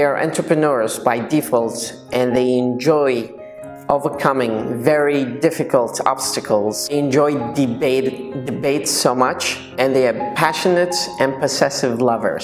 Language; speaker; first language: English; non-native, fluent; Arabic